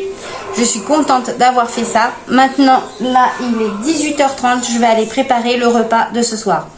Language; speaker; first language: French; native; French